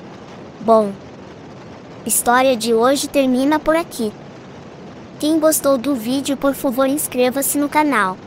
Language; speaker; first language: Portuguese; non-native, fluent; Korean